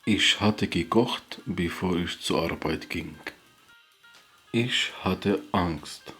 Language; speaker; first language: German; non-native, fluent; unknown